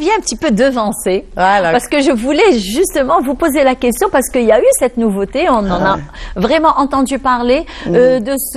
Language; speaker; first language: French; non-native, local second language; Arabic